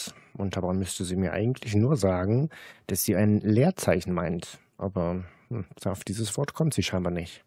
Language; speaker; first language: German; native; German